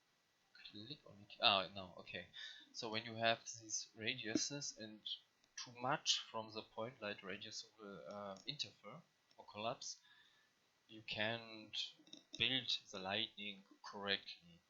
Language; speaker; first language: English; non-native, learner; German